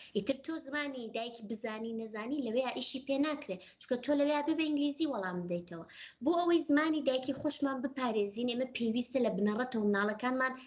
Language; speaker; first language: Central Kurdish; non-native, local second language; Gurani